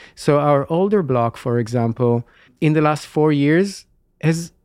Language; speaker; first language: English; non-native, fluent; Hebrew